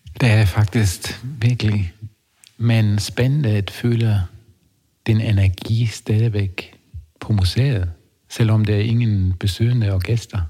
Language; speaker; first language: Danish; non-native, fluent; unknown